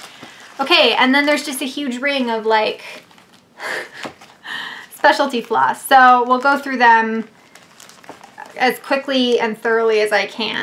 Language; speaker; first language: English; native; English